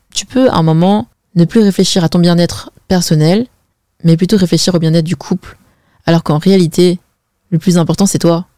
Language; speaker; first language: French; early bilingual, other home language; Chinese